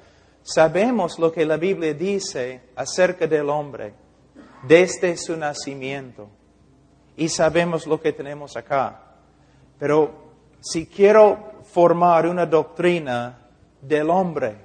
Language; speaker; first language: Spanish; non-native, fluent; English